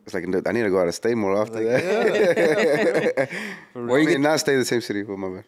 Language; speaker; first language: English; early bilingual, other home language; Spanish